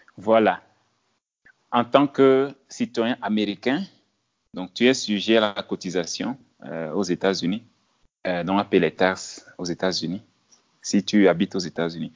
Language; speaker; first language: French; non-native, local second language; Ewe